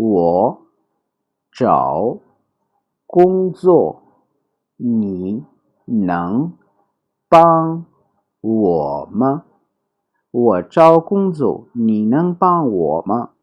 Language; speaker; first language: Chinese; non-native, fluent; Urdu